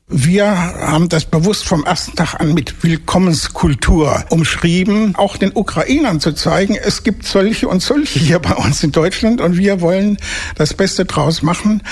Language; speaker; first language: German; native; German